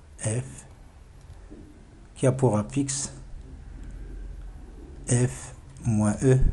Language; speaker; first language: French; non-native, local second language; Arabic